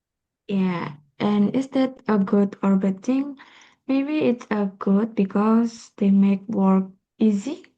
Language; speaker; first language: English; non-native, learner; Indonesian